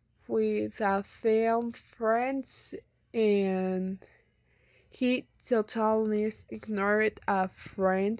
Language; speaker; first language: English; non-native, learner; Spanish